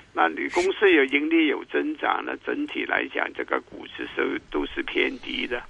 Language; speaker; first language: Chinese; non-native, local second language; Cantonese